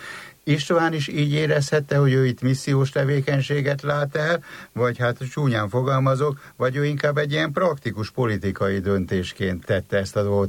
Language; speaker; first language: Hungarian; native; Hungarian